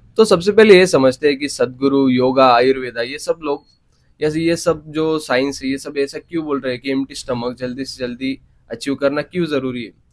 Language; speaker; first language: Hindi; non-native, local second language; Marathi